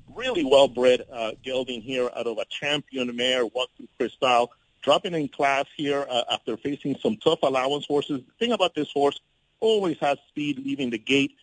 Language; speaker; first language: English; early bilingual, other home language; Spanish